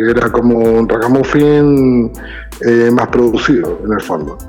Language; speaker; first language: Spanish; native; Spanish